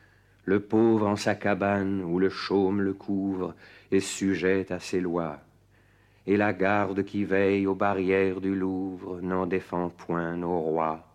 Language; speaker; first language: French; native; French